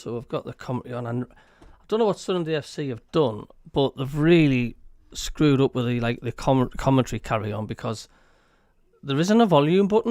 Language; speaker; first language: English; native; English